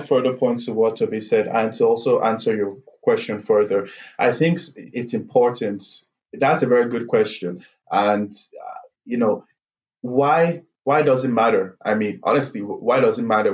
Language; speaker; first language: English; native; English